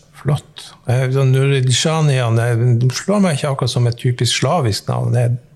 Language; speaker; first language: Norwegian; native; Norwegian